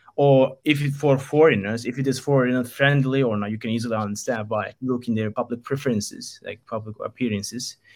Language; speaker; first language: English; non-native, fluent; Turkish